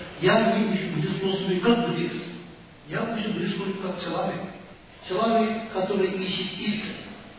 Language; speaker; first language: Russian; non-native, learner; Tibetan